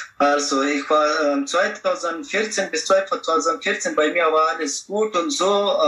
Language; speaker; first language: German; non-native, learner; Pashto